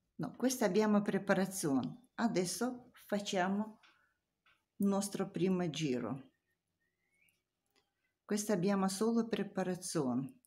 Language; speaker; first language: Italian; non-native, learner; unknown